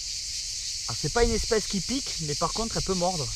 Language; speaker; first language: French; native; French